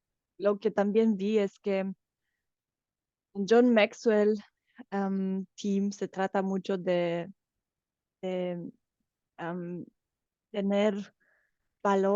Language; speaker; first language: Spanish; non-native, fluent; Romanian